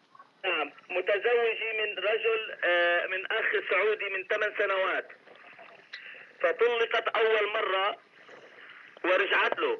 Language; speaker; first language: Arabic; native; Arabic